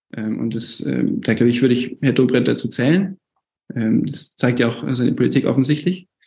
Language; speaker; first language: German; native; German